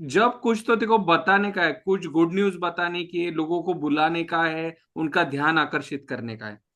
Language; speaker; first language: Hindi; non-native, local second language; Marathi